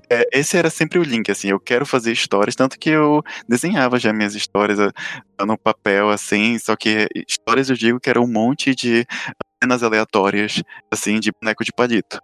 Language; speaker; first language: Portuguese; native; Portuguese